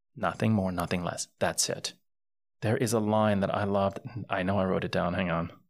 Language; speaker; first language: English; early bilingual, other home language; Spanish